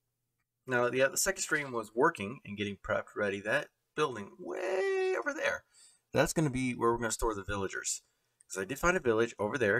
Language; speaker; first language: English; native; English